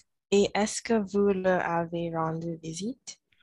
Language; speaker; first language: French; non-native, learner; English